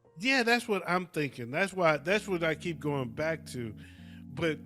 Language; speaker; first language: English; native; English